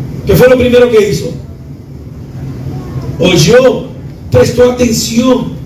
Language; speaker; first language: Spanish; native; Spanish